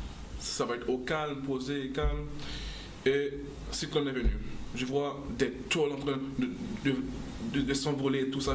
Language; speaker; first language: French; non-native, local second language; English